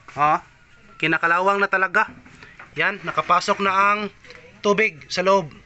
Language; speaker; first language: Filipino; non-native, local second language; Cebuano